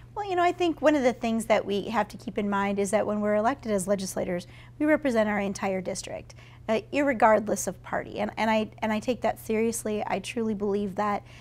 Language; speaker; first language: English; native; English